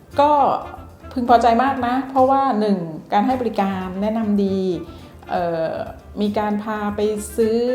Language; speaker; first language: Thai; native; Thai